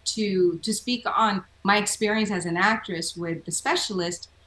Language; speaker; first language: English; native; English